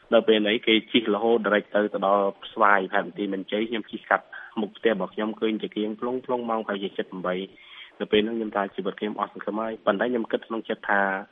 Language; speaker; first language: Khmer; native; Khmer